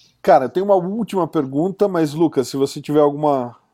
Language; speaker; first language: Portuguese; native; Portuguese